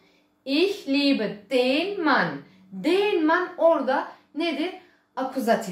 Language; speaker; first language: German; early bilingual, other home language; Turkish